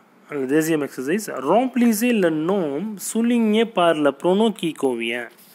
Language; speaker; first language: French; non-native, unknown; Tamil